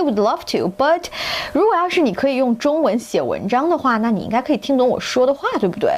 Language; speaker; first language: Chinese; native; Chinese